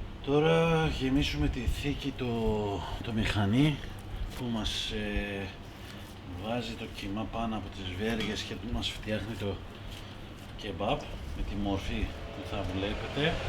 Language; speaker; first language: Greek; non-native, learner; Persian